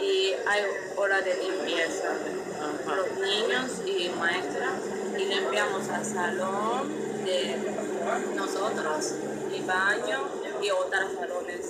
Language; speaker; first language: Spanish; non-native, learner; Japanese